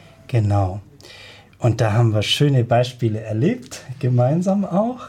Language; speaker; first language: German; native; German